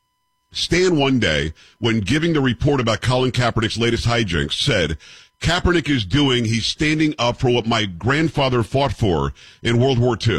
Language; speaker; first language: English; native; English